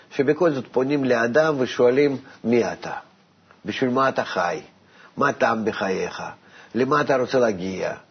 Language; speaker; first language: Hebrew; non-native, fluent; Russian